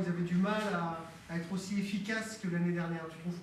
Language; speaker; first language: French; native; French